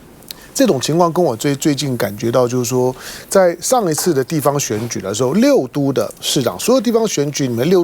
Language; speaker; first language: Chinese; native; Chinese